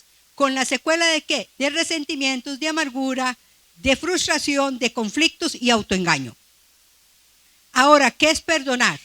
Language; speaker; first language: Spanish; native; Spanish